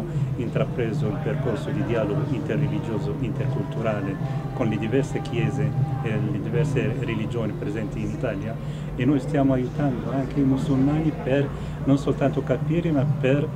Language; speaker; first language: Italian; non-native, fluent; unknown